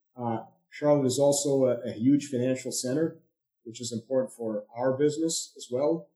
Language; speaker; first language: English; non-native, fluent; Arabic